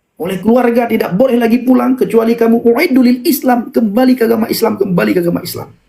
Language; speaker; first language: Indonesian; non-native, local second language; Achinese